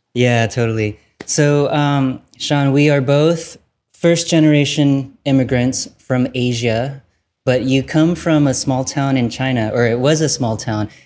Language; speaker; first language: English; early bilingual, other home language; Vietnamese